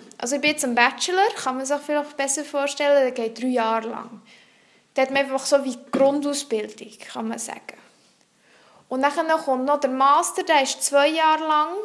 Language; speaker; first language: German; non-native, local second language; French